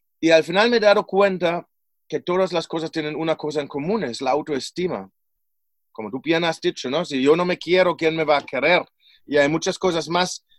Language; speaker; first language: Spanish; non-native, fluent; German